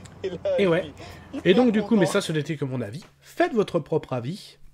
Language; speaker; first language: French; native; French